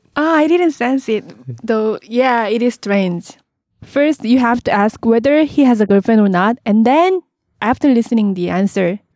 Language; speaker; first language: English; non-native, fluent; Korean